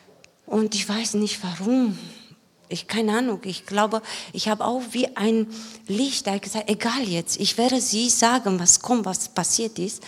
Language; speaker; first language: German; non-native, learner; Romanian